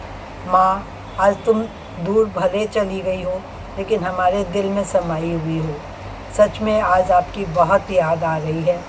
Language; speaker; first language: Hindi; native; Hindi